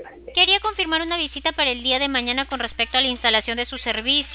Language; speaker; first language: Spanish; native; Spanish